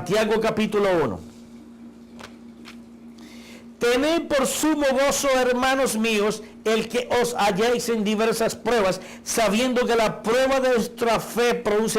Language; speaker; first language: Spanish; native; Spanish